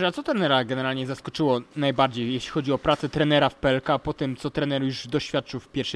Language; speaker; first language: Polish; native; Polish